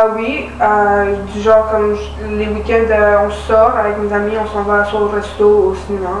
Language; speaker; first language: French; early bilingual, other home language; Romanian